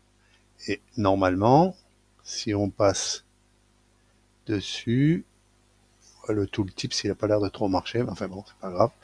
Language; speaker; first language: French; native; French